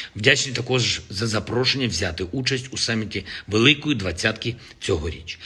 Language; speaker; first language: Ukrainian; non-native, local second language; Russian